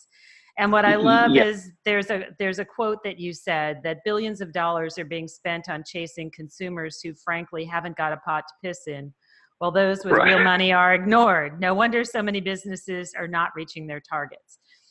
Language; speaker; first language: English; native; English